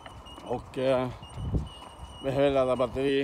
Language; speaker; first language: Swedish; non-native, learner; Spanish